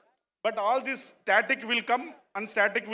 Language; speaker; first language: Telugu; native; Telugu